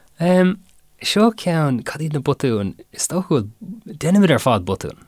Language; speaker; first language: Irish; non-native, local second language; English